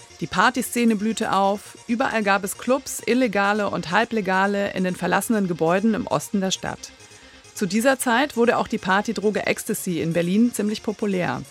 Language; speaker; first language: German; native; German